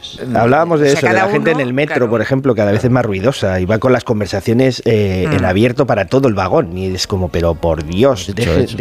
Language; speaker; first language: Spanish; native; Spanish